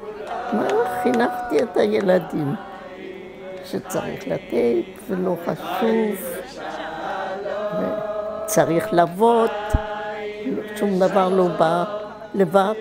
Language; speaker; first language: Hebrew; non-native, fluent; German